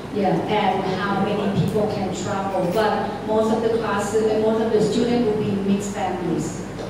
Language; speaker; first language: English; non-native, fluent; Thai